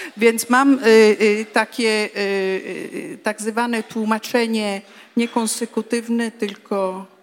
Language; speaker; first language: Polish; non-native, fluent; Italian